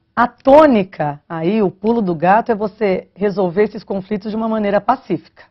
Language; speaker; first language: Portuguese; native; Portuguese